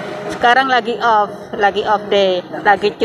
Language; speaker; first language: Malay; non-native, local second language; Javanese